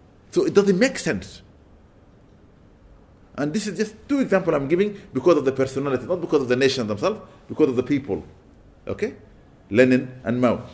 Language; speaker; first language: English; non-native, fluent; Arabic